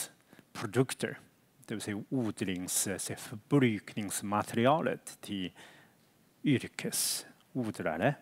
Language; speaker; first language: Swedish; non-native, fluent; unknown